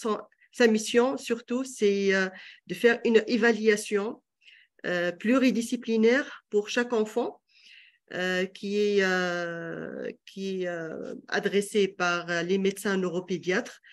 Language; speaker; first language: French; non-native, local second language; Arabic